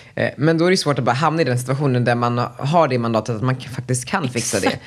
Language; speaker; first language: Swedish; native; Swedish